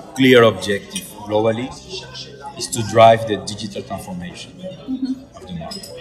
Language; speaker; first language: English; non-native, fluent; Spanish